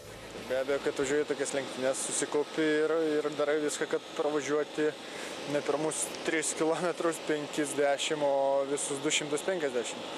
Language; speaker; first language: Lithuanian; native; Lithuanian